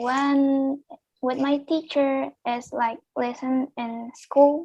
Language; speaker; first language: English; non-native, learner; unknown